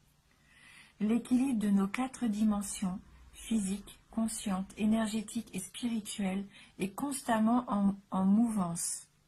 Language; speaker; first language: French; native; French